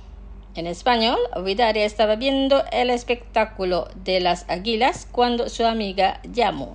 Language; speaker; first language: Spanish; non-native, fluent; Indonesian